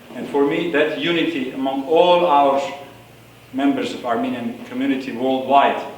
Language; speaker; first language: English; non-native, fluent; Armenian